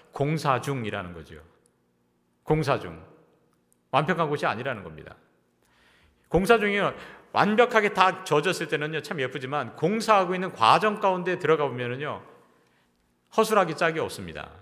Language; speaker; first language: Korean; native; Korean